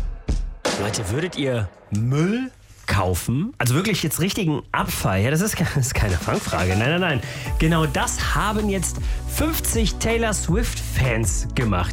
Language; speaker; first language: German; native; German